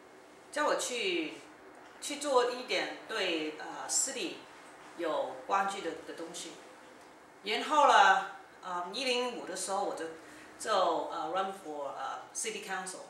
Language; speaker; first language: Chinese; early bilingual, heritage; Cantonese